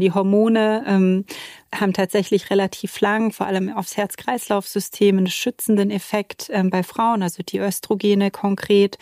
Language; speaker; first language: German; native; German